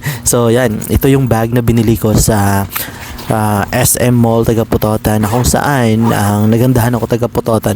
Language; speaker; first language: Filipino; non-native, local second language; Hiligaynon